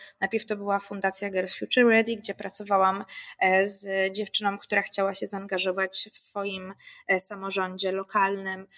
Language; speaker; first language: Polish; native; Polish